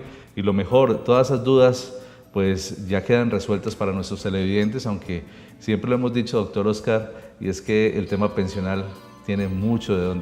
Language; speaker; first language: Spanish; native; Spanish